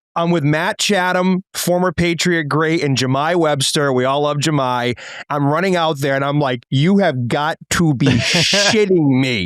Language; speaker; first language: English; native; English